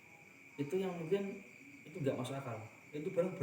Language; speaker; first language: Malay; non-native, local second language; Javanese